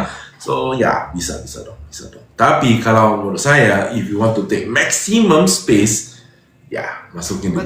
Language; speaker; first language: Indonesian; non-native, fluent; English